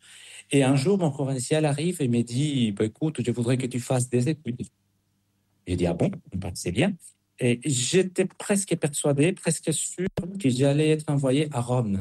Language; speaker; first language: French; non-native, fluent; Spanish